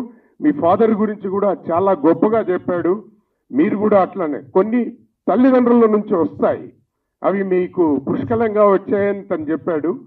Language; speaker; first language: Telugu; native; Telugu